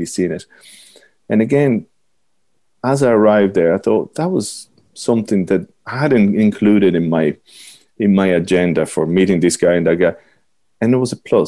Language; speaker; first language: English; non-native, fluent; Italian